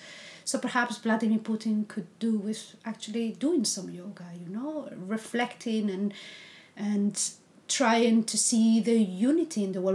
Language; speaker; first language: English; non-native, fluent; Spanish